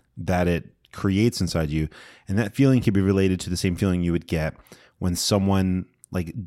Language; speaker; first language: English; native; English